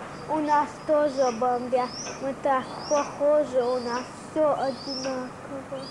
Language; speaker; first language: Russian; non-native, local second language; Chechen